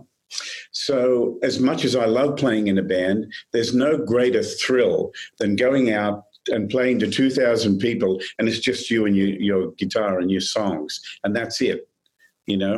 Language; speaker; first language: English; native; English